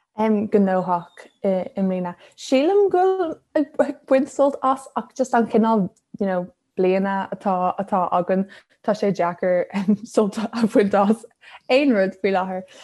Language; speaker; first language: Irish; non-native, local second language; English